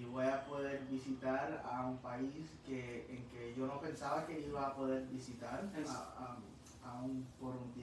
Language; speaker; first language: Spanish; early bilingual, heritage; English